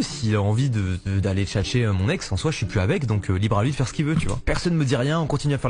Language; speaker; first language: French; native; French